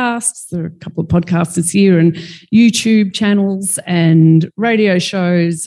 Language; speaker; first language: English; native; English